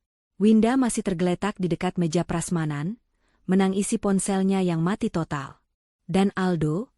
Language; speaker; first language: Indonesian; native; Indonesian